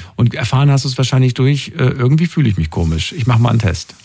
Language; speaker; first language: German; native; German